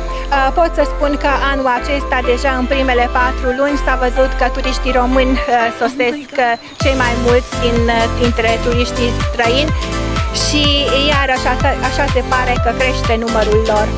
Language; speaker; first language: Romanian; non-native, fluent; Hungarian